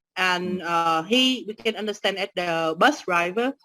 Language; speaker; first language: English; non-native, learner; Vietnamese